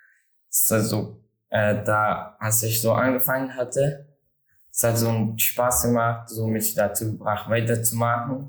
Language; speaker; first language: German; non-native, learner; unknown